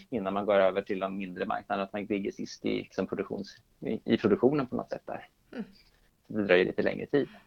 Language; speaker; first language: Swedish; native; Swedish